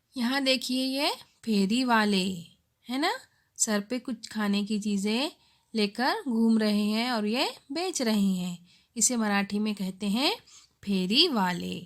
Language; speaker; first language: Hindi; non-native, local second language; Urdu